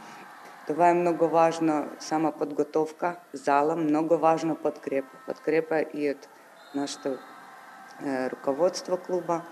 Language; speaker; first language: Bulgarian; non-native, learner; Ukrainian